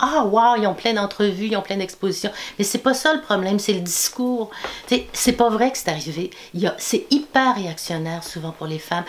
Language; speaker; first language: French; native; French